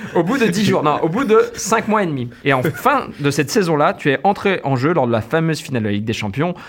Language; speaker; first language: French; native; French